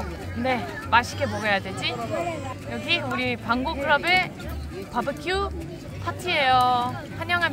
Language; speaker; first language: Korean; non-native, fluent; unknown